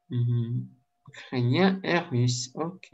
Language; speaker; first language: French; non-native, learner; Russian